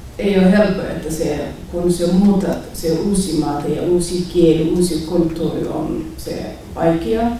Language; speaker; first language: Finnish; non-native, learner; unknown